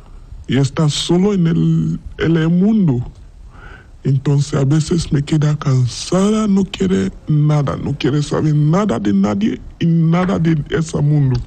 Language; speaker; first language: Spanish; non-native, learner; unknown